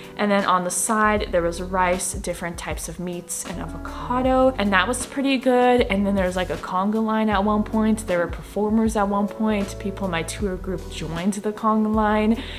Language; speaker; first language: English; native; English